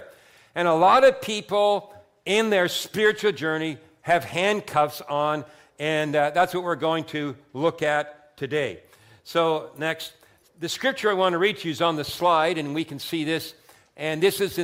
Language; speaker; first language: English; native; English